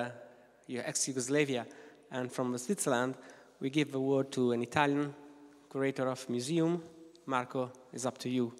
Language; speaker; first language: English; non-native, fluent; Italian